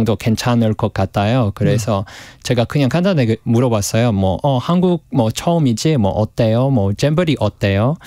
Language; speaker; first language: Korean; non-native, fluent; English